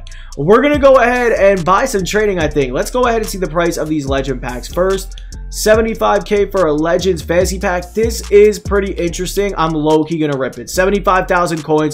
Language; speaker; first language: English; native; English